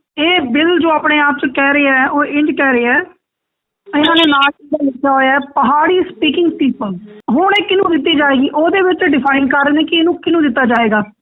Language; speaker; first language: Punjabi; native; Punjabi